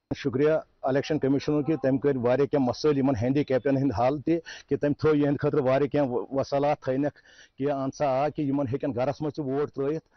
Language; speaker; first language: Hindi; non-native, local second language; Kashmiri